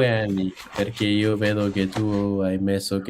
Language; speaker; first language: Italian; non-native, fluent; French